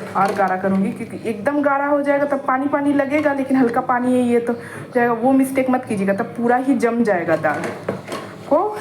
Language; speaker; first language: Hindi; non-native, local second language; Bangla